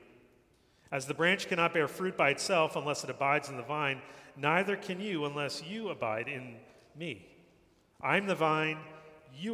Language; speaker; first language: English; native; English